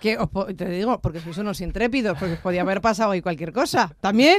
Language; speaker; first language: Spanish; native; Spanish